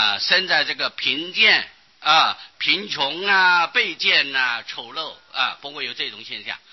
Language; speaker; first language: Chinese; non-native, local second language; Hakka Chinese